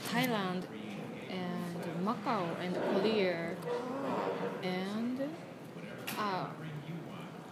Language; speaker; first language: English; non-native, learner; Japanese